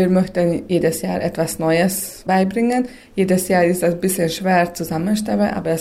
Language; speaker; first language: German; non-native, local second language; Hungarian